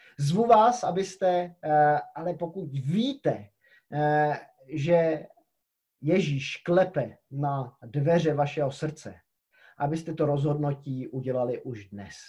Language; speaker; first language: Czech; native; Czech